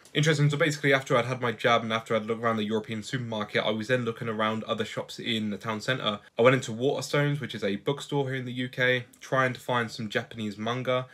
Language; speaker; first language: English; native; English